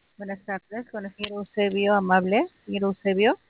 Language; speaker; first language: Spanish; native; Spanish